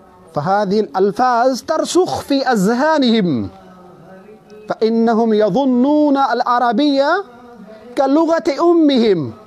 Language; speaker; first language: Arabic; non-native, fluent; Urdu